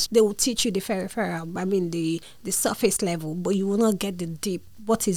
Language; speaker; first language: English; non-native, local second language; Yoruba